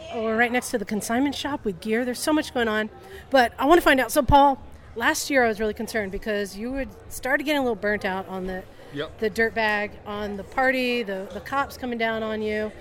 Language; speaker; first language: English; native; English